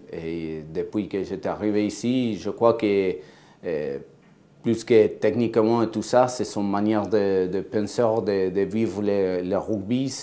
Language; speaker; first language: French; non-native, fluent; Spanish